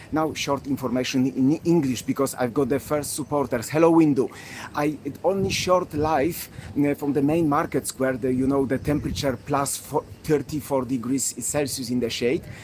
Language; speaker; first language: English; non-native, learner; Polish